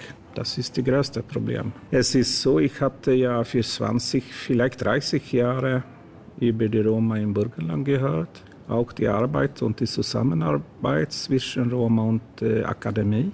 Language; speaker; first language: German; non-native, learner; Swedish